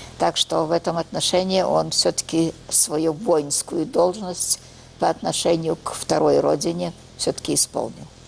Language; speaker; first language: Russian; early bilingual, heritage; Russian